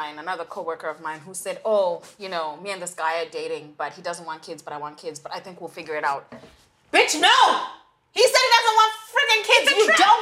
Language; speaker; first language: English; non-native, local second language; Shona